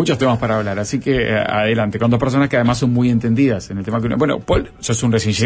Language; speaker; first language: Spanish; native; Spanish